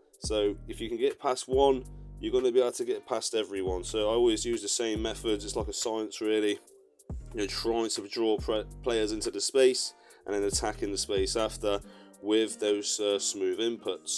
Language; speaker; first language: English; native; English